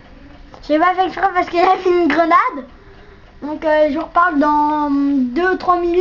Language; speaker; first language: French; native; French